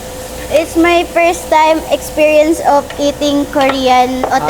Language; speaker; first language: English; non-native, local second language; Filipino